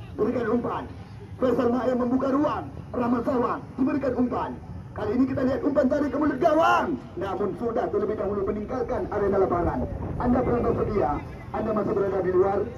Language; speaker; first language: Indonesian; non-native, local second language; Achinese